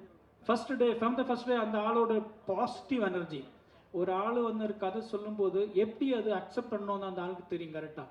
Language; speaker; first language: Tamil; non-native, learner; Malayalam